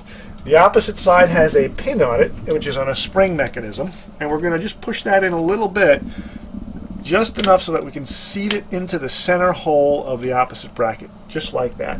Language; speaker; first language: English; native; English